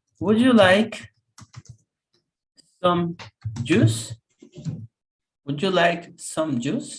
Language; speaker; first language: English; non-native, fluent; Spanish